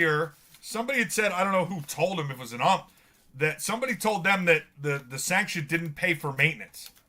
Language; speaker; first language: English; native; English